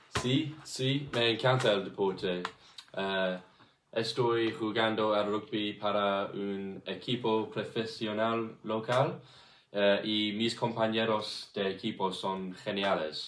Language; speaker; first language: Spanish; non-native, learner; English